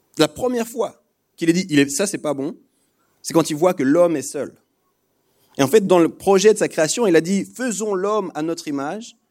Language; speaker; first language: French; native; French